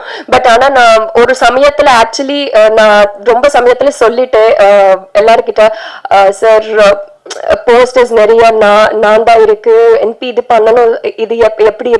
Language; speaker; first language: Tamil; non-native, learner; Telugu